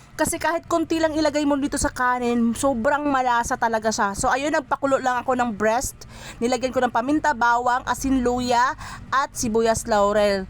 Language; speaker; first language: Filipino; non-native, local second language; Cebuano